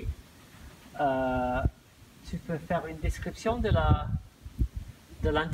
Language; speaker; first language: French; non-native, fluent; English